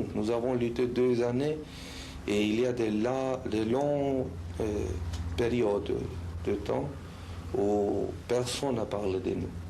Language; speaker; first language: French; non-native, fluent; Spanish